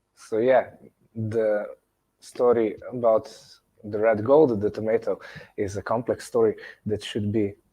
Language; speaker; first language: English; non-native, fluent; Slovenian